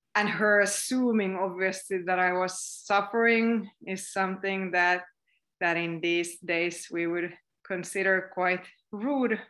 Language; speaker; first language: English; non-native, fluent; Finnish